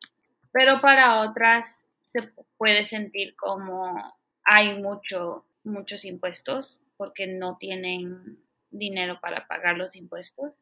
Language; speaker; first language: Spanish; early bilingual, heritage; Spanish